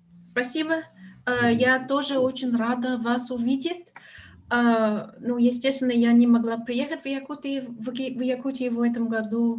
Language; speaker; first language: Russian; non-native, fluent; English